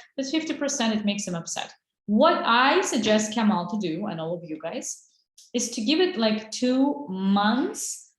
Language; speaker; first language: English; non-native, fluent; Azerbaijani